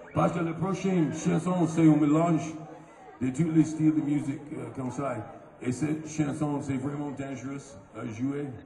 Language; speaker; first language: French; non-native, learner; English